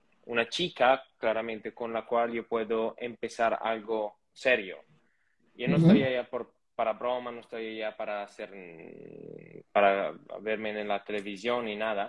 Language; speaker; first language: Spanish; non-native, fluent; Italian